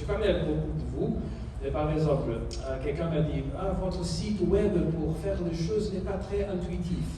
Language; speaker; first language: French; non-native, learner; Spanish